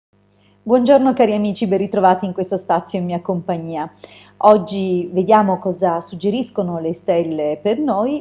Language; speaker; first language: Italian; native; Italian